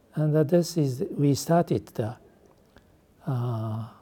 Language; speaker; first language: English; non-native, learner; Japanese